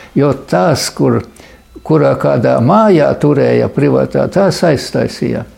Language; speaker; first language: Latvian; native; Latvian